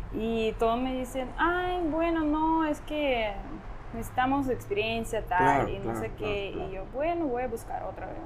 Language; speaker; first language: Spanish; non-native, fluent; Ukrainian